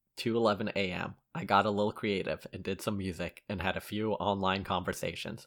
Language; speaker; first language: English; early bilingual, other home language; Arabic